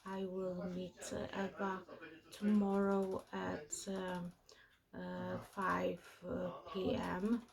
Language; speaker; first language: English; non-native, learner; Polish